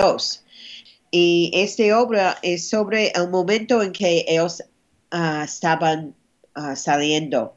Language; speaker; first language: Spanish; non-native, fluent; English